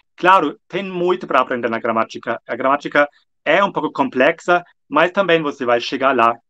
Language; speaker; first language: Portuguese; non-native, fluent; German